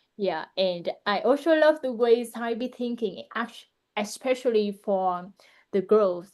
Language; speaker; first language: English; non-native, learner; Vietnamese